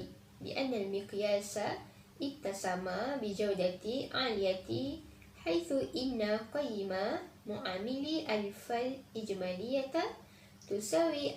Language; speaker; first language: Arabic; non-native, learner; Malay